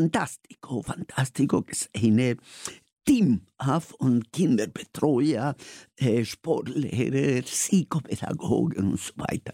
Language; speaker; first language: German; non-native, fluent; Spanish